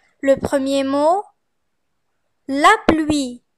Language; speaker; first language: French; non-native, fluent; Arabic